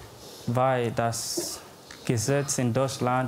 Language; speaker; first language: German; non-native, learner; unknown